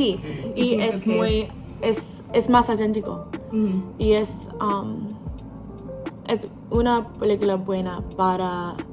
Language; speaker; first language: Spanish; non-native, learner; English